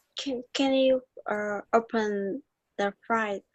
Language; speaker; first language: English; non-native, learner; Vietnamese